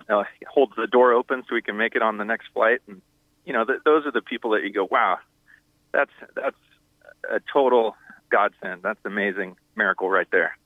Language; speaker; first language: English; native; English